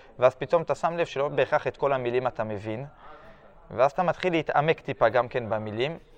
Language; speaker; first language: Hebrew; early bilingual, other home language; French